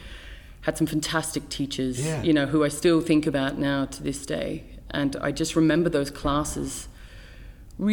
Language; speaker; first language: English; native; English